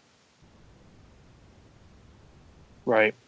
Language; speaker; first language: English; native; English